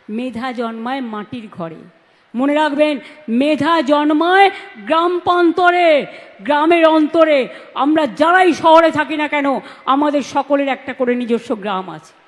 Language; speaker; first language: Bangla; native; Bangla